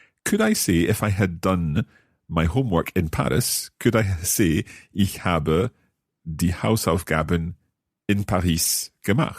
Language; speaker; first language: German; non-native, learner; English